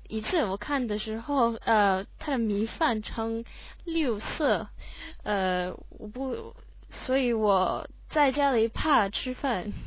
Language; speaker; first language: Chinese; non-native, learner; English